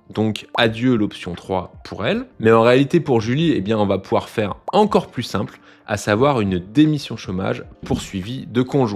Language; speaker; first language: French; native; French